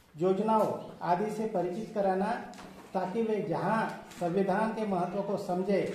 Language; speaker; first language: Hindi; non-native, local second language; Marathi